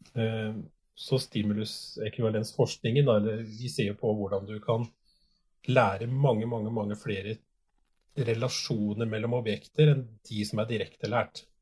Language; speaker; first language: Norwegian; native; Norwegian